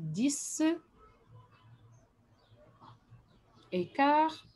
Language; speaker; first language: French; non-native, fluent; Arabic